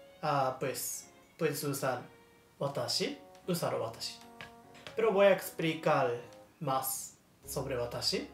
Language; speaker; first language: Spanish; non-native, learner; Japanese